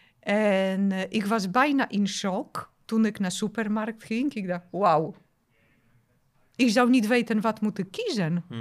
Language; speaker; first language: Dutch; non-native, fluent; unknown